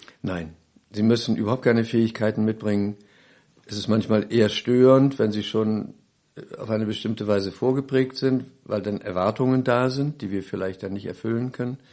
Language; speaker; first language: German; native; German